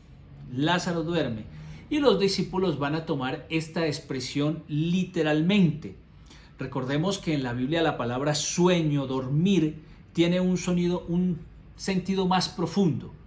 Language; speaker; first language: Spanish; native; Spanish